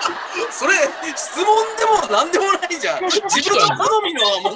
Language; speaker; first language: Japanese; native; Japanese